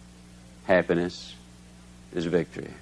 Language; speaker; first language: English; native; English